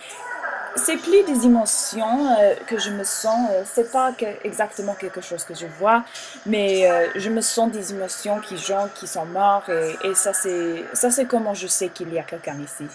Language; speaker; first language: French; non-native, learner; English